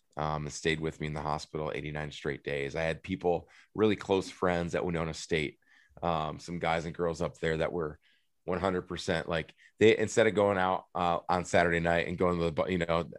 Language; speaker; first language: English; native; English